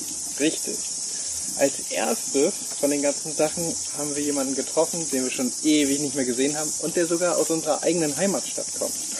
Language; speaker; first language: German; native; German